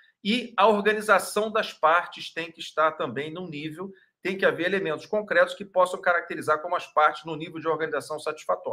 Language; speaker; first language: Portuguese; native; Portuguese